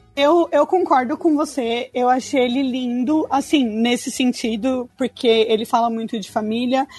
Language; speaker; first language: Portuguese; native; Portuguese